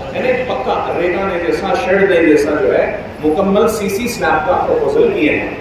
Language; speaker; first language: Hindi; non-native, local second language; Urdu